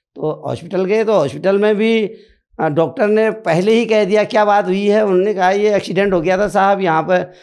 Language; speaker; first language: Hindi; native; Hindi